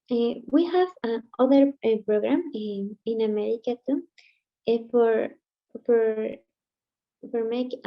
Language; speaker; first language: English; non-native, learner; Spanish